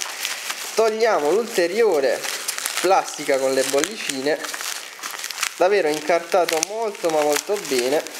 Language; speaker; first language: Italian; native; Italian